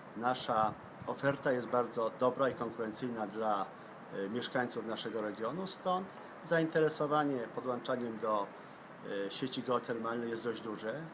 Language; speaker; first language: Polish; native; Polish